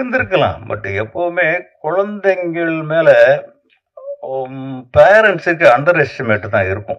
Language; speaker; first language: Tamil; native; Tamil